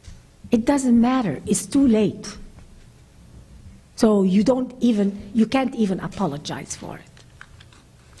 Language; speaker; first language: English; non-native, fluent; Arabic